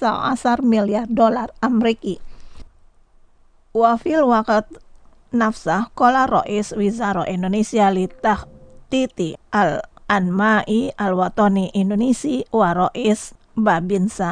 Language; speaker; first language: Arabic; non-native, fluent; Indonesian